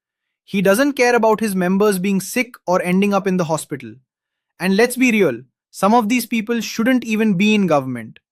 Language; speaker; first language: English; native; English